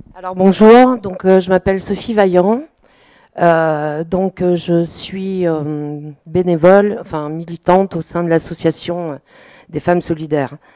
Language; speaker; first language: French; native; French